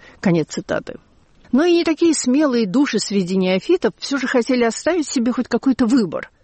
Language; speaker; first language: Russian; native; Russian